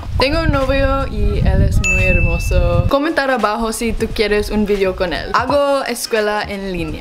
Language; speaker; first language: Spanish; non-native, learner; English